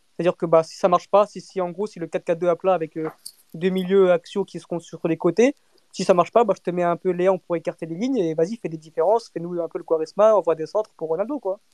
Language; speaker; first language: French; early bilingual, other home language; Portuguese